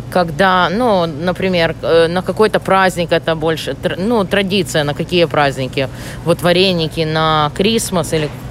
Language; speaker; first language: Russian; native; Russian